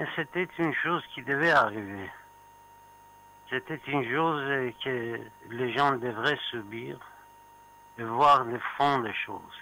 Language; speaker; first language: French; non-native, fluent; Persian